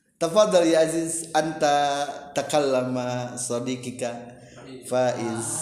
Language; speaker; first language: Arabic; non-native, fluent; Indonesian